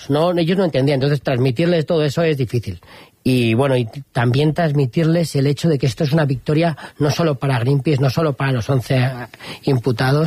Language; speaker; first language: Spanish; native; Spanish